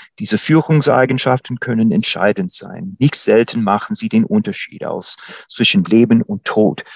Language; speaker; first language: German; non-native, fluent; English